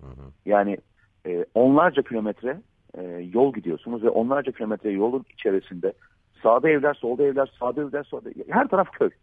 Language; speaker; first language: Turkish; native; Turkish